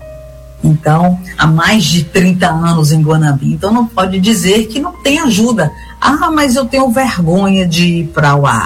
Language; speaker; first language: Portuguese; native; Portuguese